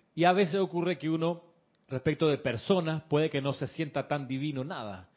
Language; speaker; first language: Spanish; native; Spanish